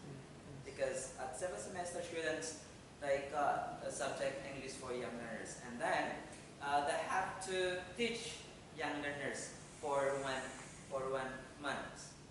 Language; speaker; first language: English; non-native, fluent; Indonesian